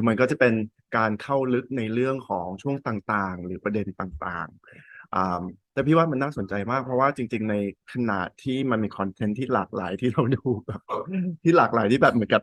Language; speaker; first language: Thai; early bilingual, heritage; Thai